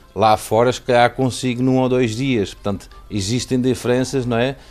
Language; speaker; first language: Portuguese; non-native, fluent; Dutch